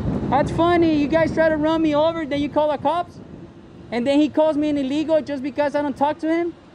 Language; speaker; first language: English; early bilingual, other home language; Spanish